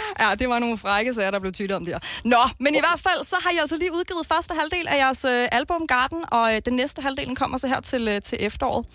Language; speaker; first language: Danish; native; Danish